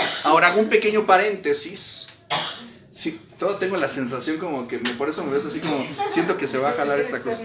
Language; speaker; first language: Spanish; native; Spanish